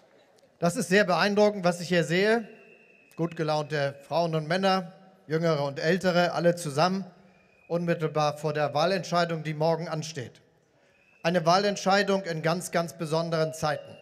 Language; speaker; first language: German; native; German